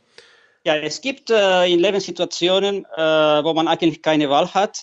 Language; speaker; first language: German; non-native, fluent; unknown